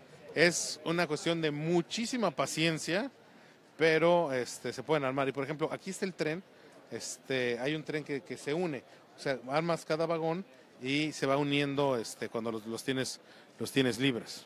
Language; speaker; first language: Spanish; native; Spanish